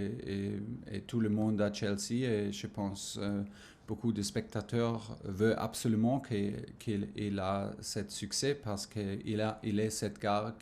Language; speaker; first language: French; non-native, learner; German